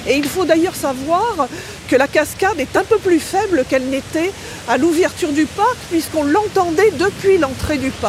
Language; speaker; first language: French; native; French